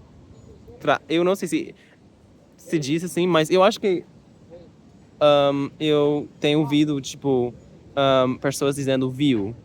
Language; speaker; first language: Portuguese; non-native, learner; English